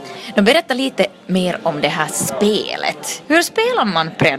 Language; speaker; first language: Swedish; non-native, local second language; Finnish